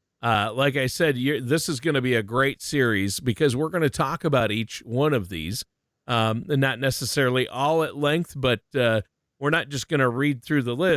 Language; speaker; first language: English; native; English